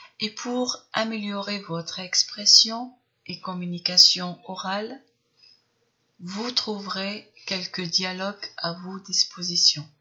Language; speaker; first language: French; non-native, local second language; Arabic